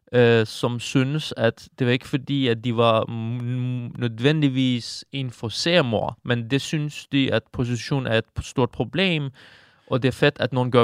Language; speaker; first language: Danish; non-native, fluent; Persian